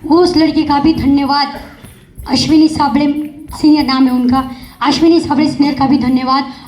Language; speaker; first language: Hindi; non-native, local second language; Marathi